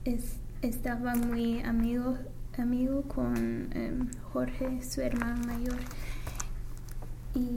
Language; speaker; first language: Spanish; non-native, learner; English